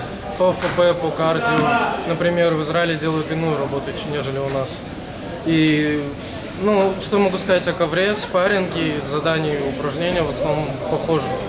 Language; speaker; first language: Russian; native; Russian